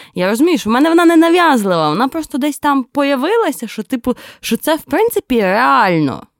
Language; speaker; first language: Ukrainian; native; Ukrainian